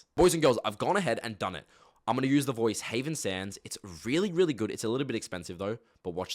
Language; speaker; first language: English; native; English